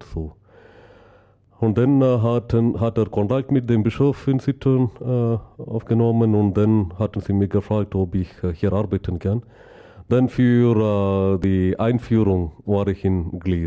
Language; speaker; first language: German; non-native, learner; Malayalam